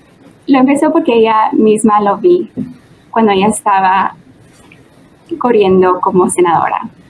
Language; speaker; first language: Spanish; early bilingual, heritage; Spanish